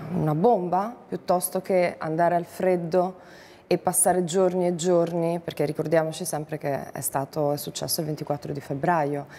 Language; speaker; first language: Italian; non-native, fluent; Ukrainian